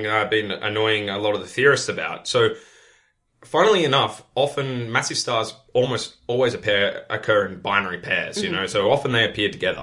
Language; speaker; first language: English; native; English